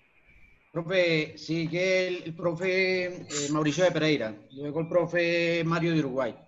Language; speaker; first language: Spanish; native; Spanish